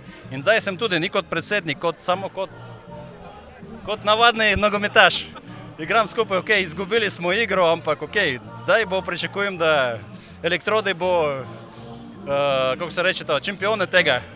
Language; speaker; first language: Slovenian; non-native, learner; Russian